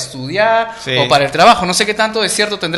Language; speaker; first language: Spanish; native; Spanish